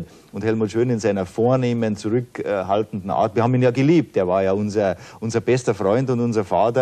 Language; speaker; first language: German; native; German